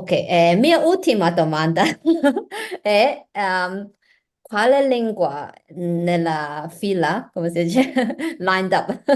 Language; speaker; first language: Italian; non-native, learner; Chinese